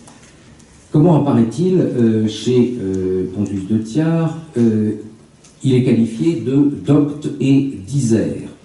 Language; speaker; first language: French; native; French